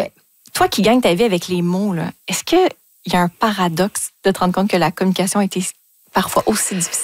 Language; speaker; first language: French; native; French